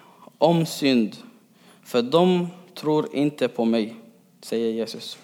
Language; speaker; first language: Swedish; early bilingual, other home language; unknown